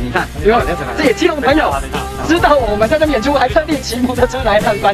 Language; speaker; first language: Chinese; native; Chinese